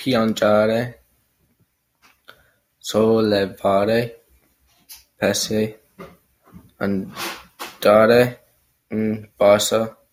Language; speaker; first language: Italian; non-native, learner; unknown